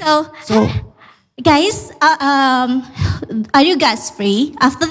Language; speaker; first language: English; non-native, learner; Indonesian